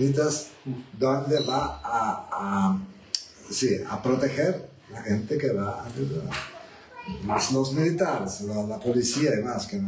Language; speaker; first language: Spanish; non-native, learner; Italian